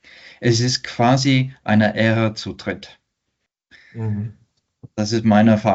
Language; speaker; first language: German; non-native, fluent; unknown